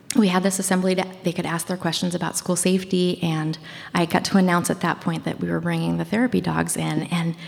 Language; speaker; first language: English; native; English